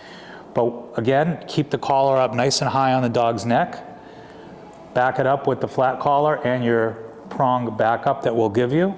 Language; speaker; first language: English; native; English